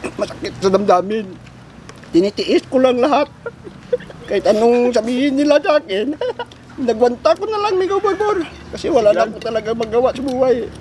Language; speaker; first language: Filipino; non-native, local second language; Hiligaynon